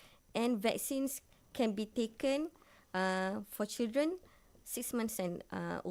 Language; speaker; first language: English; non-native, local second language; Malay